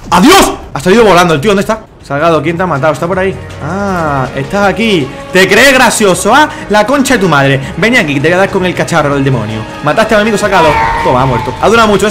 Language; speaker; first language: Spanish; native; Spanish